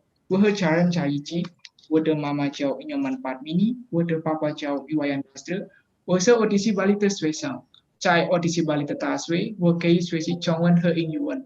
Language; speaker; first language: Chinese; non-native, learner; Indonesian